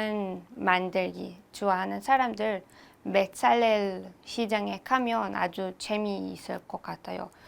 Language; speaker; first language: Korean; non-native, learner; Hebrew